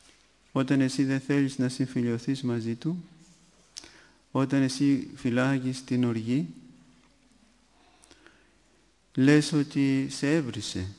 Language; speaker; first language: Greek; native; Greek